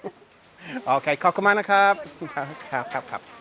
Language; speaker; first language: Thai; non-native, learner; English